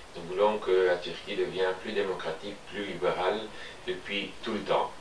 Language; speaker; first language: French; non-native, fluent; Turkish